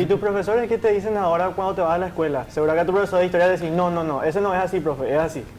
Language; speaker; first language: Spanish; native; Spanish